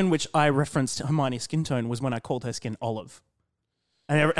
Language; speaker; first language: English; native; English